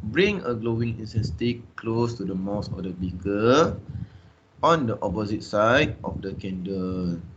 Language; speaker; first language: English; non-native, local second language; Malay